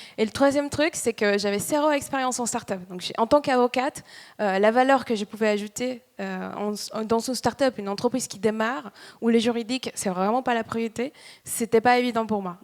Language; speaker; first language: French; non-native, fluent; Spanish